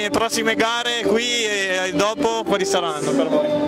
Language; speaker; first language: Italian; native; Italian